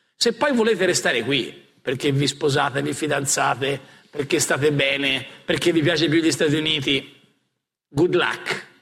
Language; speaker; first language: Italian; native; Italian